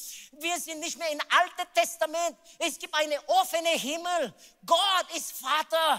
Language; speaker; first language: German; non-native, learner; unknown